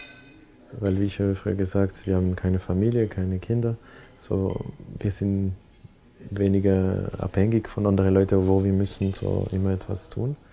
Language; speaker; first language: German; non-native, local second language; French